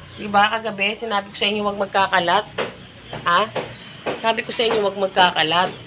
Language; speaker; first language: Filipino; native; Filipino